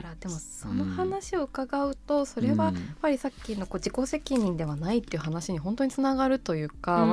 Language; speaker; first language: Japanese; native; Japanese